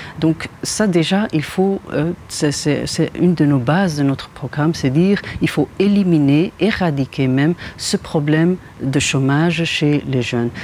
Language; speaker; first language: French; non-native, local second language; Arabic